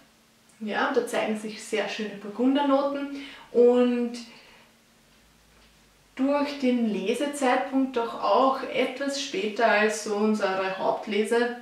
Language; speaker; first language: German; native; German